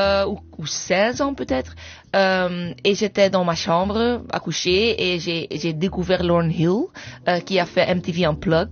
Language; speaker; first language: French; non-native, learner; English